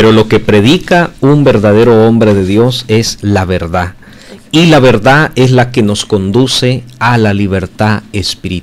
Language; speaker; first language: Spanish; native; Spanish